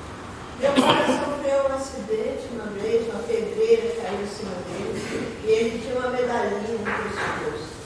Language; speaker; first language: Portuguese; native; Portuguese